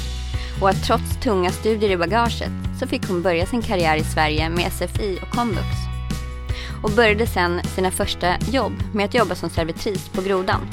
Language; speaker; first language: Swedish; native; Swedish